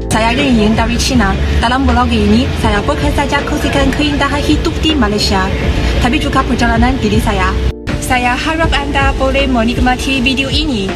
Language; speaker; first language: Malay; non-native, learner; Chinese